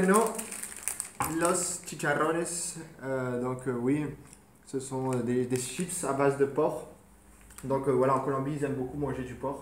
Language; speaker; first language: French; native; French